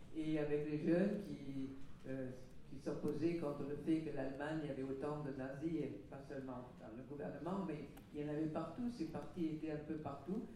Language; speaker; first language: French; non-native, fluent; German